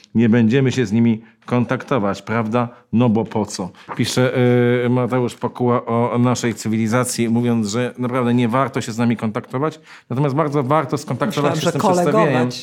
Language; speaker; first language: Polish; native; Polish